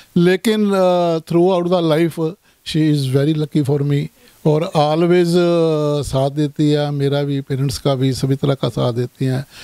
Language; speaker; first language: Hindi; non-native, local second language; Punjabi